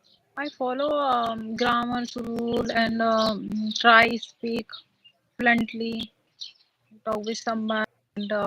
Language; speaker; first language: English; non-native, learner; Hindi